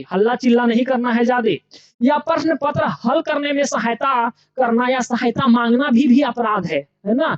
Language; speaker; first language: Hindi; native; Hindi